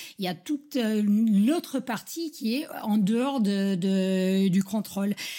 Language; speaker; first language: French; non-native, fluent; English